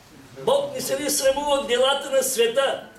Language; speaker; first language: Bulgarian; non-native, local second language; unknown